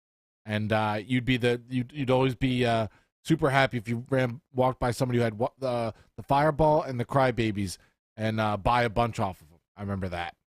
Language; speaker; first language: English; native; English